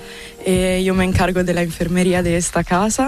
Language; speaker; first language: Spanish; non-native, fluent; Italian